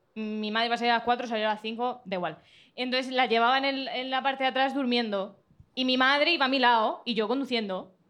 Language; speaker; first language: Spanish; native; Spanish